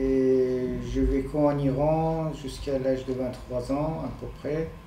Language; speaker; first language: French; non-native, fluent; Persian